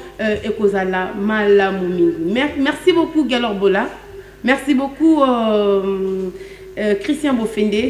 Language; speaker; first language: French; non-native, local second language; Lingala